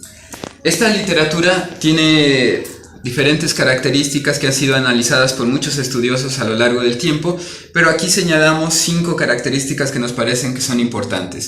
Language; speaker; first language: Spanish; native; Spanish